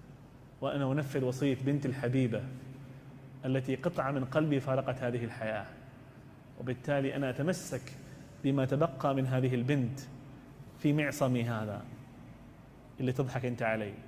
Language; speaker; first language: Arabic; native; Arabic